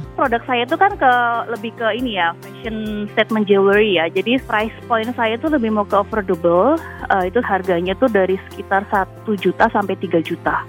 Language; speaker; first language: Indonesian; native; Indonesian